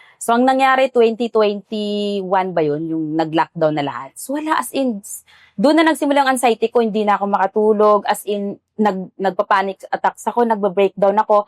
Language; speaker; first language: Filipino; non-native, local second language; Maranao